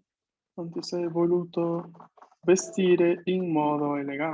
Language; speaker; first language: Italian; non-native, fluent; Spanish